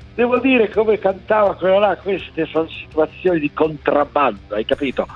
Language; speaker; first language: Italian; native; Italian